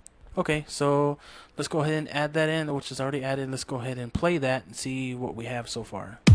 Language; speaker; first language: English; native; English